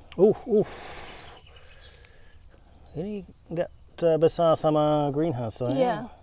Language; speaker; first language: Indonesian; non-native, learner; English